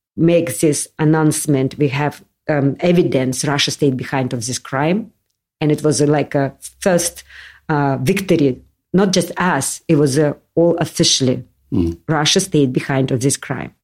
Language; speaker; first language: English; non-native, learner; Russian